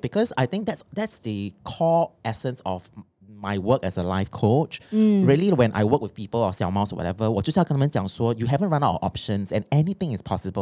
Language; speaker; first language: English; non-native, local second language; Chinese